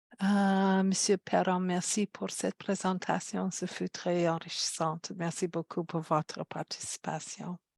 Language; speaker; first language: French; non-native, fluent; English